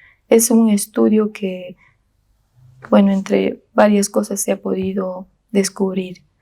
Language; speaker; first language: Spanish; native; Spanish